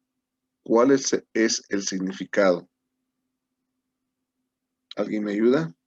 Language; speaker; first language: Spanish; native; Spanish